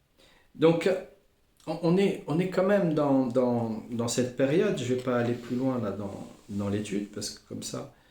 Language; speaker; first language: French; native; French